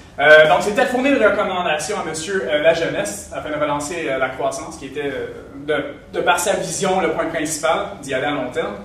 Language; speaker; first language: French; native; French